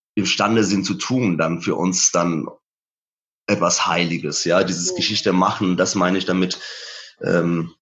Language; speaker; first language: German; early bilingual, other home language; Persian